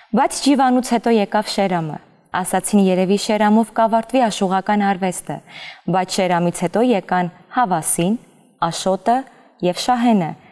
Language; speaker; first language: Armenian; native; Armenian